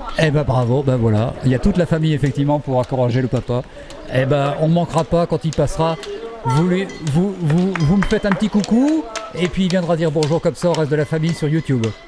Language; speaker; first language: French; native; French